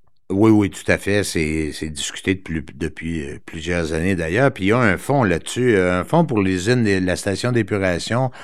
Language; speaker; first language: French; native; French